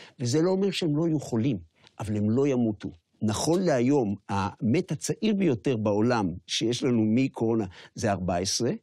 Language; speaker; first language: Hebrew; native; Hebrew